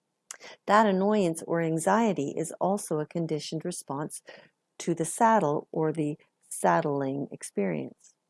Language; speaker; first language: English; native; English